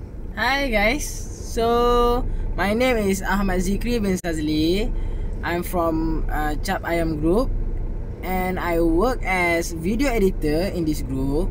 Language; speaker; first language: English; non-native, learner; Malay